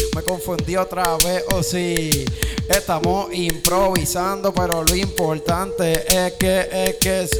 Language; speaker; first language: Spanish; native; Spanish